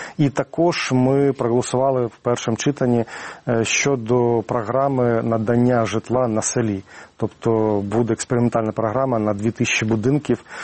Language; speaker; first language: Ukrainian; non-native, local second language; Russian